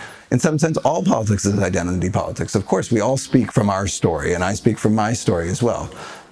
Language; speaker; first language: English; native; English